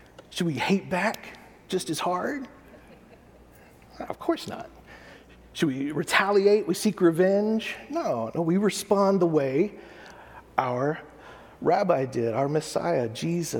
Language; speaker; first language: English; native; English